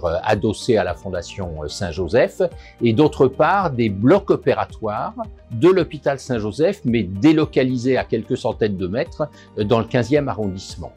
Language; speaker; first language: French; native; French